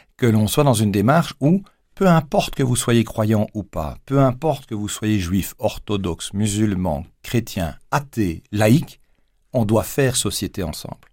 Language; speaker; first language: French; native; French